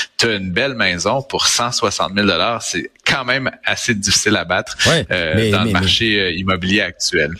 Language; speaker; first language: French; native; French